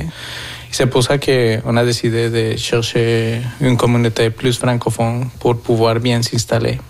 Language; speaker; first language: French; non-native, fluent; Spanish